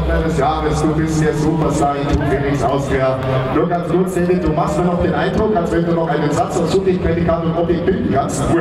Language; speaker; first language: German; native; German